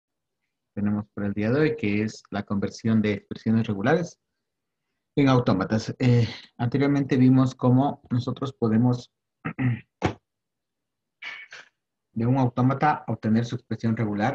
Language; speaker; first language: Spanish; native; Spanish